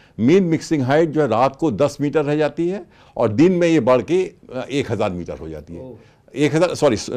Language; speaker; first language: Hindi; native; Hindi